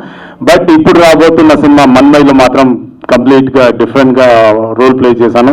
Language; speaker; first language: Telugu; native; Telugu